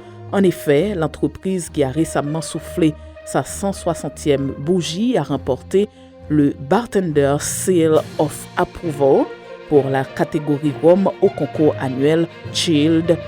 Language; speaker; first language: French; non-native, local second language; Haitian Creole